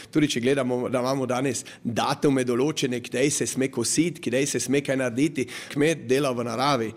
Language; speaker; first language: Slovenian; native; Slovenian